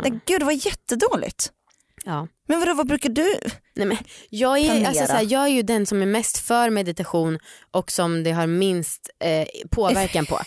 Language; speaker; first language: Swedish; native; Swedish